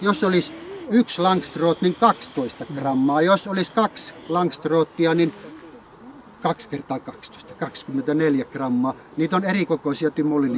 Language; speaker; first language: Finnish; native; Finnish